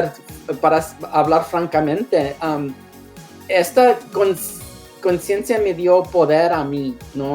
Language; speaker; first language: Spanish; early bilingual, heritage; Spanish